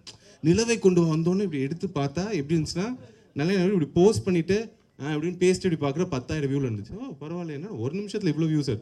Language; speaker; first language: Tamil; native; Tamil